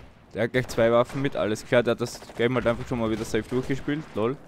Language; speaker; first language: German; native; German